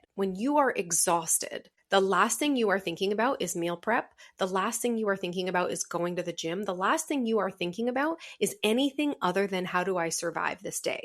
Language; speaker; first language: English; native; English